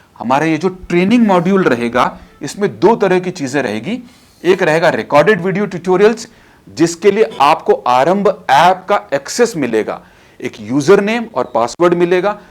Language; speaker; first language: Hindi; native; Hindi